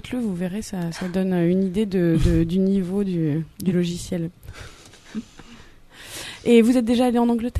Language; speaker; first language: French; native; French